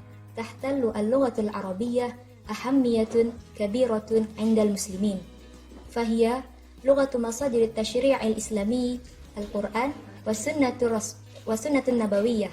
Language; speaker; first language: Arabic; non-native, learner; Indonesian